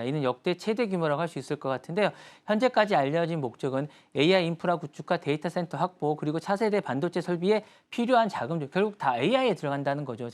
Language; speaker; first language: Korean; native; Korean